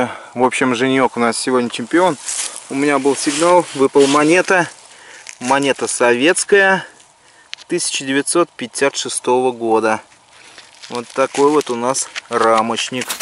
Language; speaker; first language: Russian; native; Russian